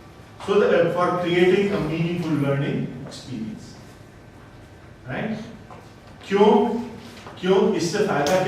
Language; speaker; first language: Hindi; native; Hindi